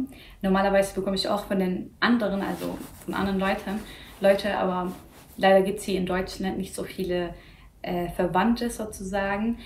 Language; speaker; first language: German; early bilingual, other home language; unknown